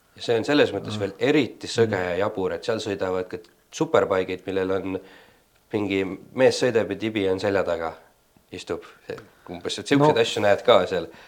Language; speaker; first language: Estonian; native; Estonian